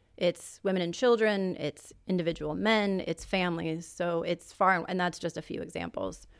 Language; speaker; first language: English; native; English